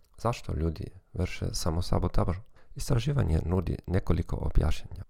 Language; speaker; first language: Croatian; early bilingual, heritage; German